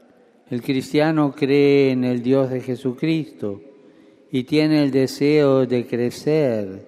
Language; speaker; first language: Spanish; native; Spanish